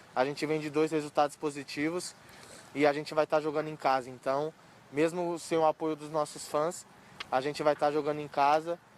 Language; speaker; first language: Portuguese; native; Portuguese